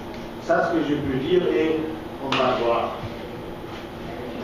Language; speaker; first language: French; non-native, fluent; German